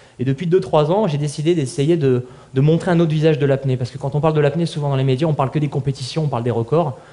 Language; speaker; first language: French; native; French